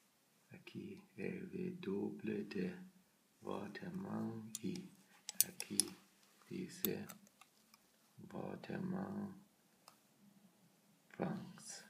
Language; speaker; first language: Spanish; non-native, learner; German